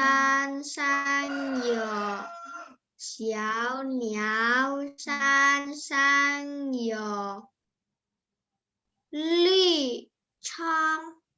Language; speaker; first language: Chinese; non-native, learner; Indonesian